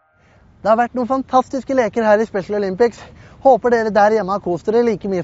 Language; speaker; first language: Norwegian; native; Norwegian